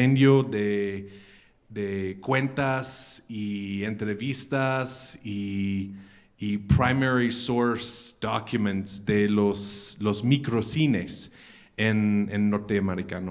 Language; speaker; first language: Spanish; non-native, fluent; English